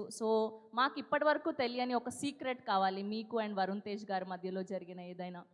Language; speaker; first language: Telugu; native; Telugu